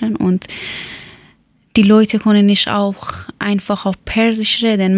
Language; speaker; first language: German; non-native, learner; Persian